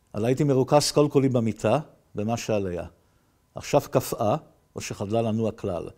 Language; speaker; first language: Hebrew; native; Hebrew